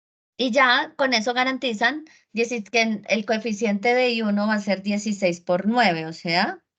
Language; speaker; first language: Spanish; native; Spanish